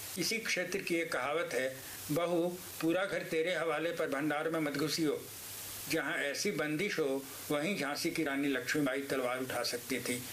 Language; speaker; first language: Hindi; native; Hindi